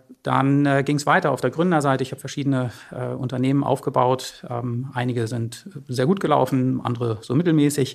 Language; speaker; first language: German; native; German